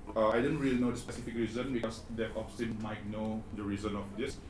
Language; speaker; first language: English; non-native, fluent; Indonesian